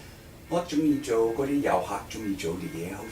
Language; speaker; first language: Cantonese; non-native, fluent; English